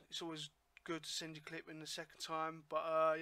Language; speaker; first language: English; native; English